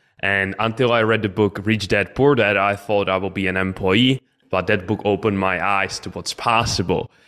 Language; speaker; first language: English; non-native, fluent; Czech